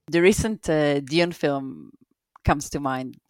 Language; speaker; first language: English; non-native, fluent; Hebrew